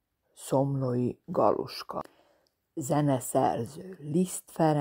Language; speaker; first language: Hungarian; non-native, fluent; Serbian